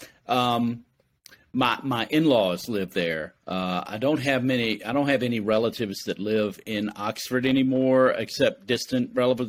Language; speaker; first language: English; native; English